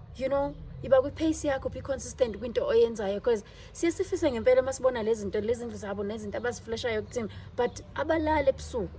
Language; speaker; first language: Zulu; native; Zulu